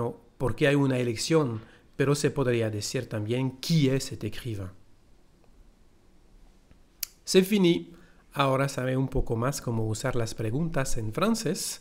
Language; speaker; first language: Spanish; non-native, fluent; French